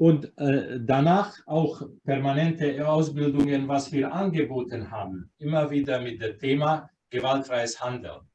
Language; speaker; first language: German; non-native, fluent; Croatian